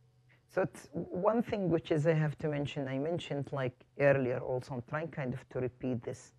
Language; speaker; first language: English; non-native, fluent; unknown